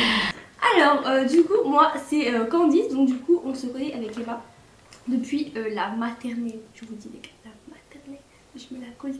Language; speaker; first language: French; native; French